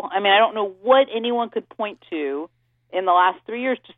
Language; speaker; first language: English; native; English